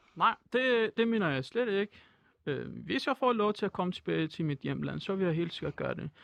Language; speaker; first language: Danish; non-native, fluent; Persian